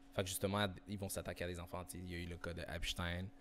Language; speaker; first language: French; native; French